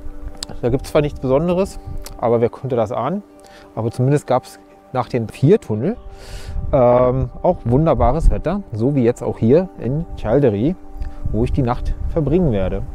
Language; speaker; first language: German; native; German